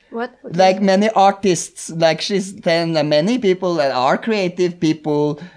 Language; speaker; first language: English; non-native, fluent; Norwegian